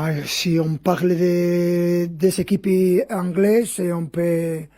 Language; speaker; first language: French; non-native, fluent; Spanish